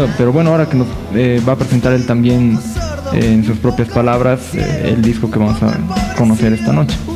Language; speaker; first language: Spanish; native; Spanish